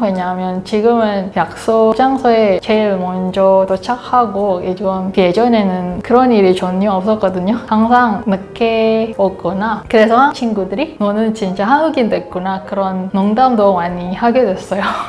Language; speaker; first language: Korean; non-native, fluent; Indonesian